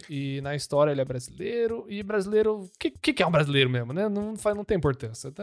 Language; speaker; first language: Portuguese; early bilingual, other home language; English